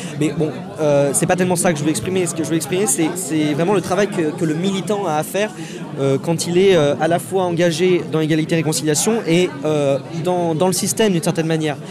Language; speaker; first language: French; native; French